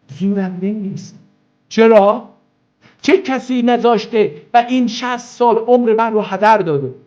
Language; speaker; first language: Persian; non-native, local second language; Azerbaijani